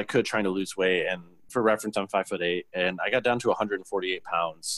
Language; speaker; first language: English; native; English